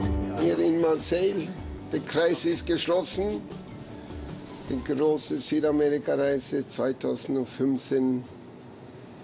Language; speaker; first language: German; non-native, fluent; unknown